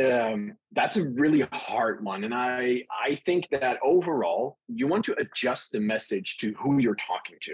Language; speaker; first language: English; non-native, fluent; Dutch